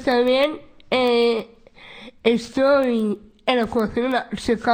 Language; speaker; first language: Spanish; non-native, local second language; Basque